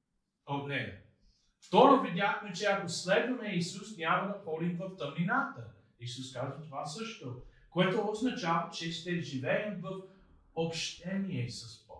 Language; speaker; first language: Bulgarian; non-native, fluent; English